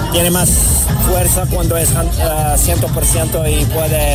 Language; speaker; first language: Spanish; non-native, learner; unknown